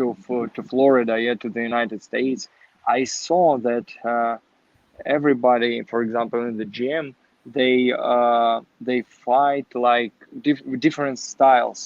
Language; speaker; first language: English; non-native, learner; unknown